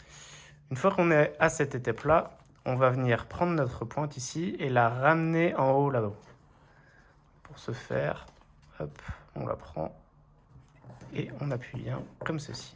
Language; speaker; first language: French; native; French